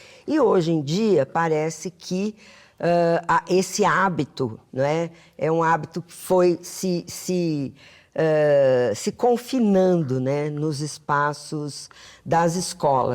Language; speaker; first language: Portuguese; native; Portuguese